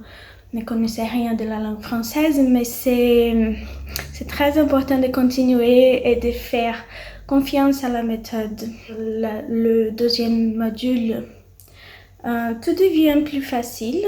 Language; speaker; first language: French; non-native, learner; Portuguese